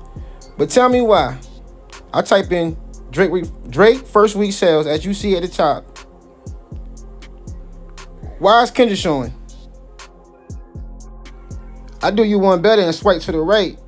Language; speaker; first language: English; native; English